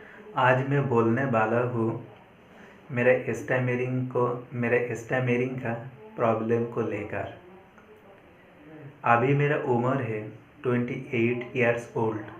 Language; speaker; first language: Hindi; non-native, local second language; Bangla